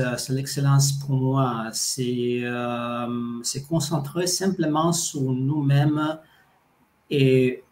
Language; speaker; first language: French; non-native, fluent; Italian